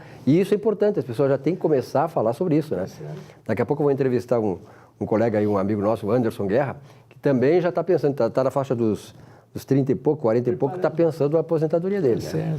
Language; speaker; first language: Portuguese; native; Portuguese